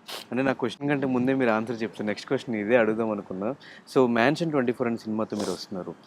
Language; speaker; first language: Telugu; native; Telugu